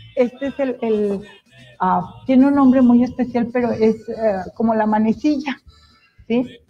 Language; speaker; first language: Spanish; native; Spanish